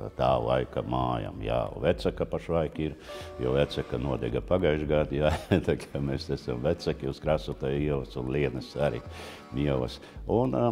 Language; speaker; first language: Latvian; non-native, local second language; Russian